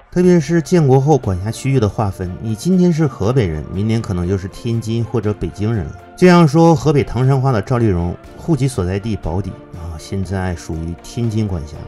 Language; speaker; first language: Chinese; native; Chinese